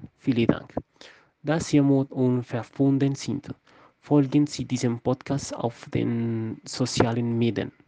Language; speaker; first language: German; non-native, learner; Spanish